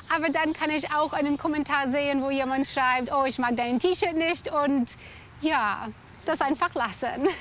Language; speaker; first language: German; non-native, fluent; English